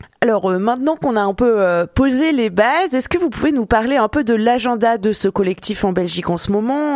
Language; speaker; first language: French; native; French